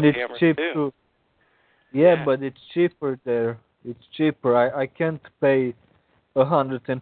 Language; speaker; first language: English; non-native, fluent; Romanian